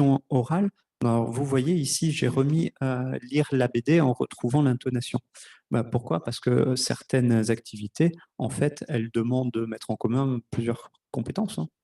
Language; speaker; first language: French; native; French